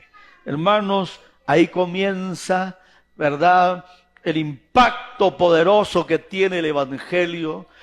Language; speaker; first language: Spanish; native; Spanish